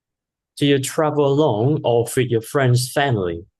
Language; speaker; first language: English; non-native, fluent; Vietnamese